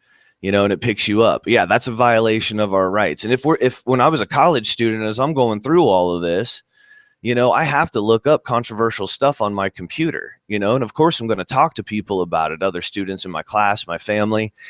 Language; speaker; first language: English; native; English